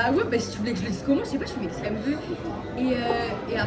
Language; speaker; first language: French; native; French